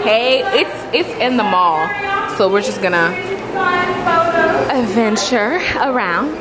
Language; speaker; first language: English; native; English